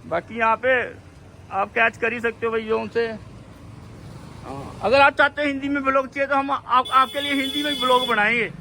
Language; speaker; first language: Hindi; non-native, local second language; Punjabi